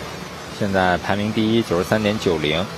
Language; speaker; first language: Chinese; native; Chinese